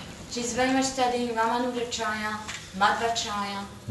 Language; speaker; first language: English; non-native, fluent; French